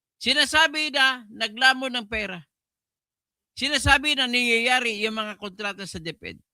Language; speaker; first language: Filipino; non-native, local second language; Cebuano